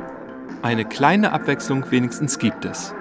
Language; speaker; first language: German; native; German